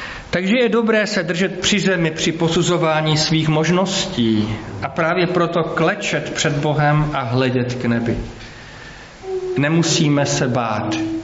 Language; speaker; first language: Czech; native; Czech